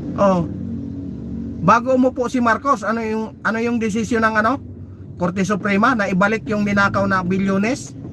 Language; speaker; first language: Filipino; native; Filipino